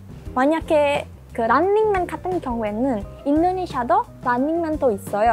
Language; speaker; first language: Korean; non-native, learner; Indonesian